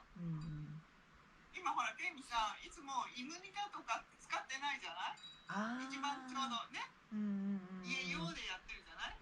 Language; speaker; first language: Japanese; non-native, fluent; Korean